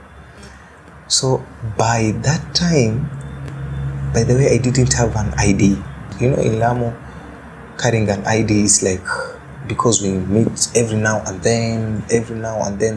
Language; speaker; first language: English; non-native, local second language; Swahili